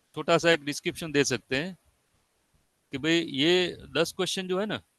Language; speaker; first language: Hindi; non-native, local second language; Gujarati